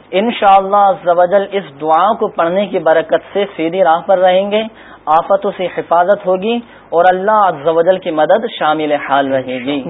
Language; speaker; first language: Urdu; native; Urdu